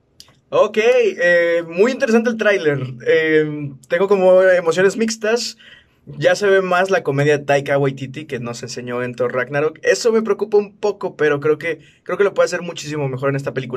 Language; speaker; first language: Spanish; native; Spanish